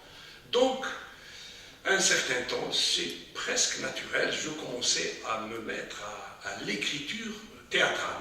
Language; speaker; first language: French; non-native, local second language; Arabic